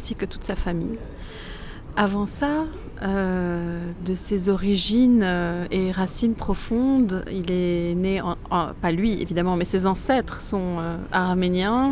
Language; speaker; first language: French; non-native, local second language; Arabic